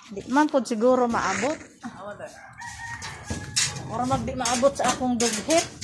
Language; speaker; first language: Filipino; native; Filipino